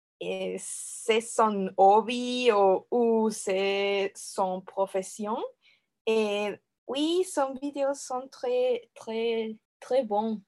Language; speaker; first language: French; non-native, learner; Spanish